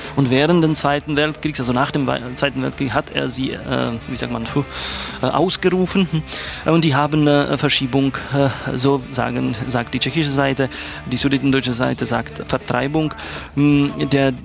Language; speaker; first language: German; non-native, fluent; Czech